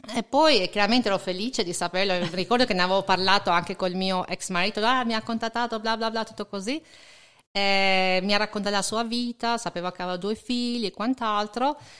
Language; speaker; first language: Italian; non-native, fluent; Albanian